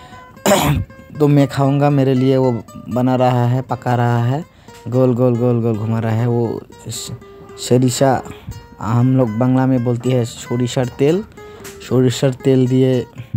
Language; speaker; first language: Hindi; non-native, learner; Bangla